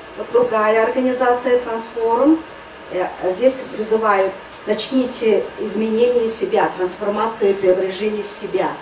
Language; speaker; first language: Russian; non-native, fluent; Mongolian